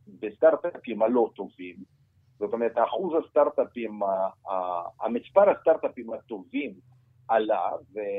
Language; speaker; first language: Hebrew; non-native, fluent; Russian